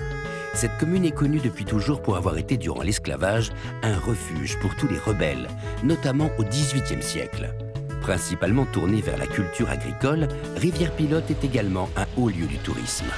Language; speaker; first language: French; native; French